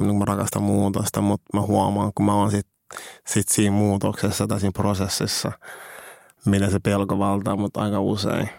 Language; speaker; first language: Finnish; early bilingual, other home language; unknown